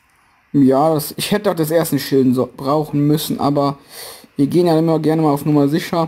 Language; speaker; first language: German; native; German